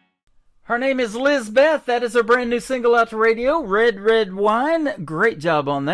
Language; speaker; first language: English; native; English